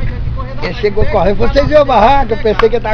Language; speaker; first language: Portuguese; native; Portuguese